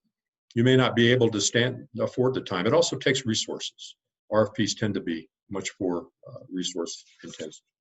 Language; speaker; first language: English; native; English